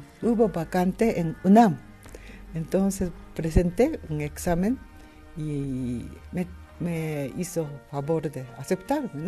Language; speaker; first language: Spanish; non-native, learner; Japanese